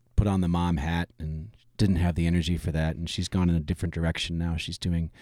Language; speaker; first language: English; native; English